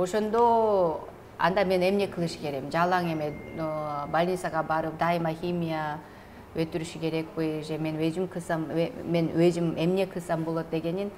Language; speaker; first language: Kyrgyz; non-native, learner; Korean